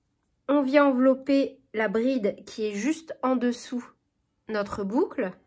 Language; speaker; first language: French; native; French